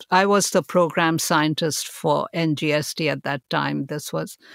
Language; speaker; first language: English; non-native, local second language; Hindi